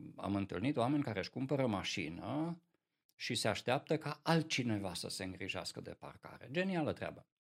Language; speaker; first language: Romanian; non-native, local second language; Hungarian